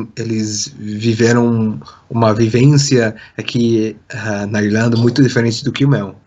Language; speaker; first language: Portuguese; non-native, fluent; English